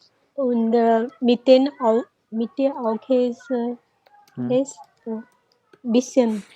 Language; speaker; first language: German; non-native, learner; Hindi